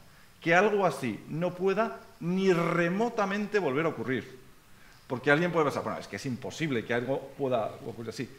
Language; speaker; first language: Spanish; native; Spanish